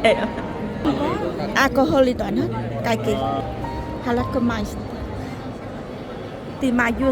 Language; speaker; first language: Finnish; non-native, learner; Vietnamese